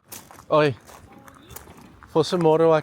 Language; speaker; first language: Portuguese; non-native, learner; English